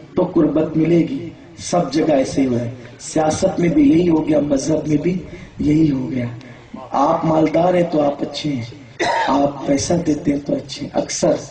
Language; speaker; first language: Urdu; native; Urdu